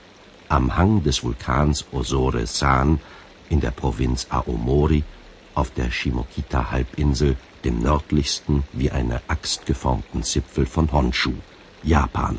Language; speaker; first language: German; native; German